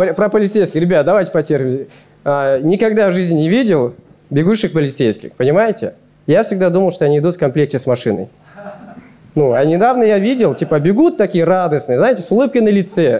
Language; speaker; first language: Russian; native; Russian